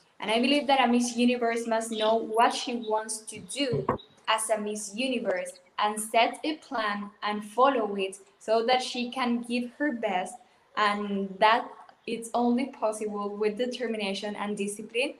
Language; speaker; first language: English; non-native, fluent; Spanish